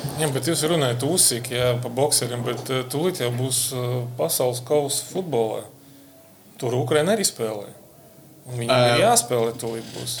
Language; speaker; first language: Latvian; non-native, local second language; Russian